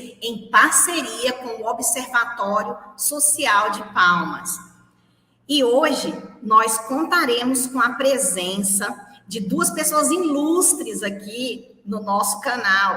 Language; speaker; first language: Portuguese; native; Portuguese